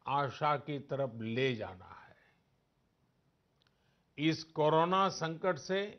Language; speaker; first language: Hindi; non-native, local second language; Gujarati